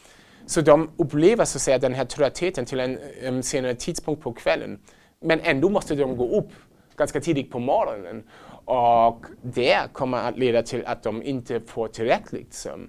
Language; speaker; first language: Swedish; non-native, fluent; German